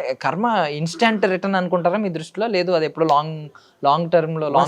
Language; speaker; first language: Telugu; native; Telugu